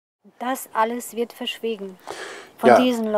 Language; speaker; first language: German; non-native, fluent; Hungarian